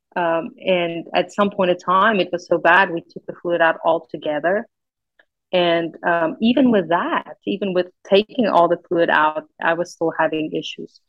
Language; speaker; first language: English; non-native, local second language; Afrikaans